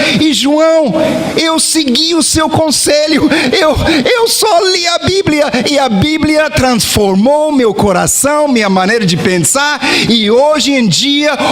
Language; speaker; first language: Portuguese; non-native, fluent; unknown